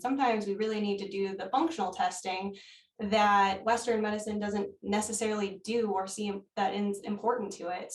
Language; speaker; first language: English; native; English